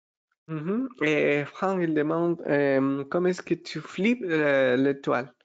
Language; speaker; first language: French; non-native, fluent; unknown